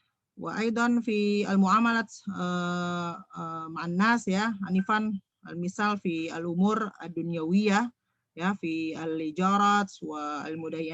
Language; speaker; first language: Arabic; non-native, fluent; Indonesian